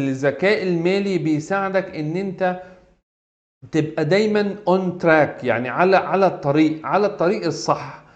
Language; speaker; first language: Arabic; native; Arabic